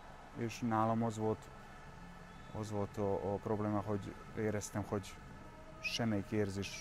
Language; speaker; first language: Hungarian; non-native, fluent; Serbian